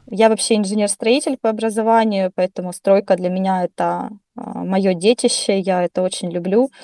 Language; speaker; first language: Russian; native; Russian